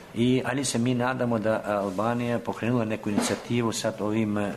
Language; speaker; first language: Serbian; early bilingual, heritage; Serbian